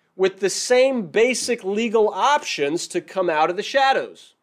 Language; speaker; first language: English; native; English